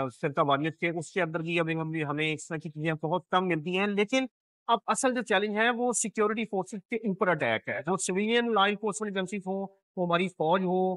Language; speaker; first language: Urdu; non-native, local second language; Punjabi